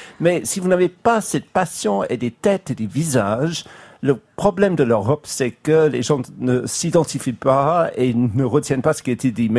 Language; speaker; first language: French; non-native, fluent; English